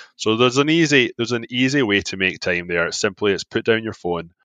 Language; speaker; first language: English; native; English